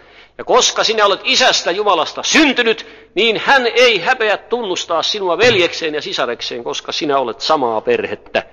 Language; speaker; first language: Finnish; native; Finnish